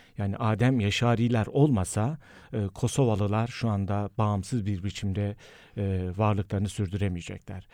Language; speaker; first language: Turkish; native; Turkish